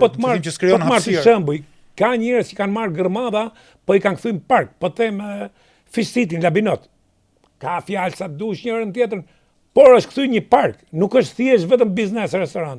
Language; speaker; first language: Albanian; native; Albanian